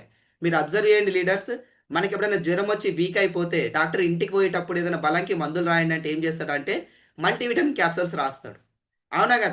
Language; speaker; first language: Telugu; native; Telugu